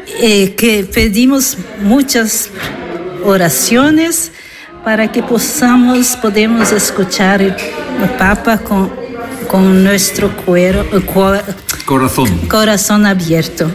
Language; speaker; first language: Spanish; non-native, learner; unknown